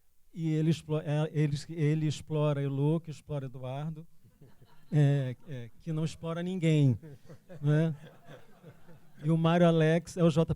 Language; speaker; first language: Portuguese; native; Portuguese